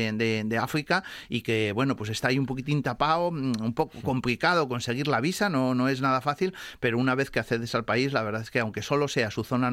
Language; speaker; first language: Spanish; native; Spanish